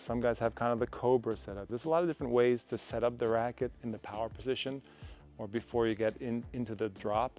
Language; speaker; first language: English; native; English